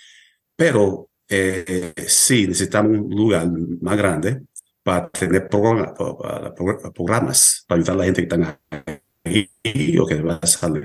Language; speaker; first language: Spanish; early bilingual, heritage; Spanish